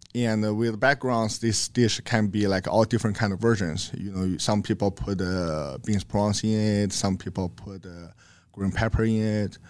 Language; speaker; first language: English; non-native, learner; Chinese